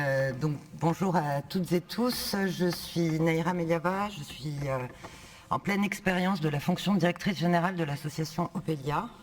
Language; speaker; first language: French; native; French